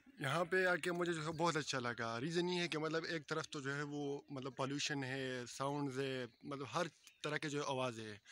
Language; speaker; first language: Urdu; non-native, local second language; Pashto